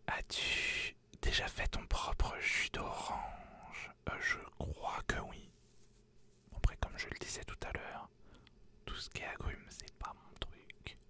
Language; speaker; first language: French; native; French